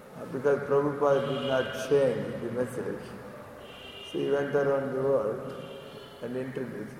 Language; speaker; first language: English; non-native, local second language; Telugu